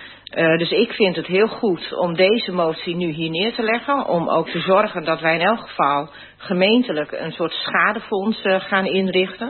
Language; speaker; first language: Dutch; native; Dutch